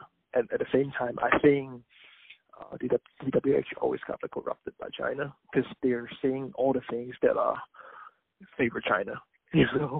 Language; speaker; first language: English; non-native, local second language; Cantonese